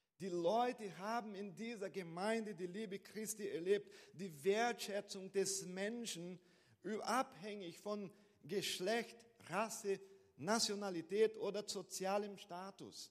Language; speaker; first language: German; non-native, fluent; Portuguese